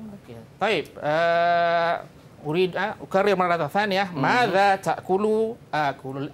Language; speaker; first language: Arabic; non-native, fluent; Malay